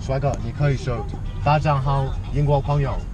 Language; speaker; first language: Chinese; non-native, learner; English